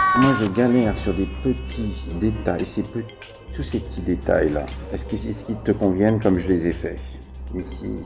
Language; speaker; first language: French; native; French